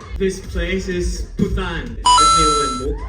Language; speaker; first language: English; non-native, learner; Thai